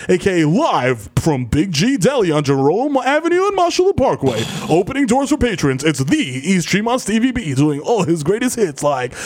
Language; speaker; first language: English; early bilingual, other home language; Spanish